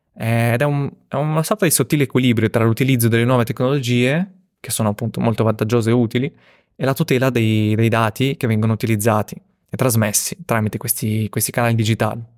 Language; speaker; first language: Italian; early bilingual, other home language; Russian